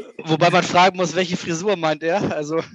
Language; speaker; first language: German; native; German